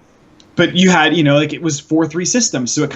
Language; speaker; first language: English; native; English